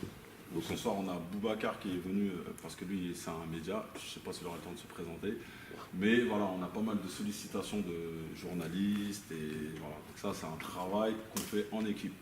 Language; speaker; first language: French; native; French